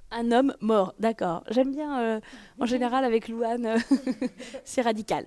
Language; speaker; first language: French; native; French